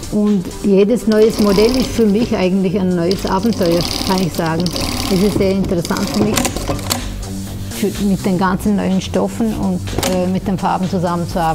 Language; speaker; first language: German; non-native, fluent; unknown